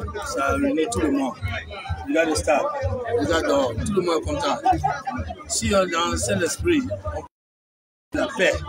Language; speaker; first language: French; non-native, fluent; English